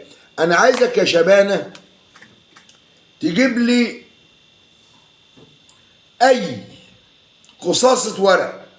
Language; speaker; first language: Arabic; native; Arabic